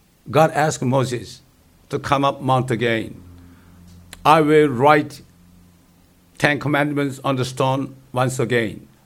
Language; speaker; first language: English; non-native, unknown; Korean